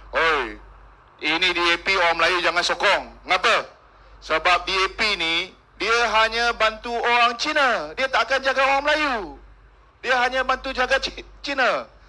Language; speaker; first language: Malay; non-native, local second language; Min Nan Chinese